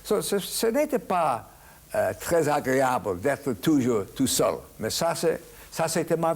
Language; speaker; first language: French; non-native, fluent; English